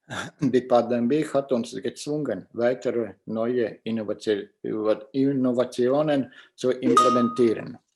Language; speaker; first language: German; non-native, fluent; Latvian